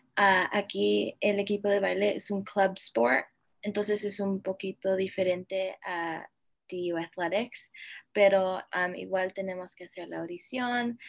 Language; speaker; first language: Spanish; early bilingual, heritage; Spanish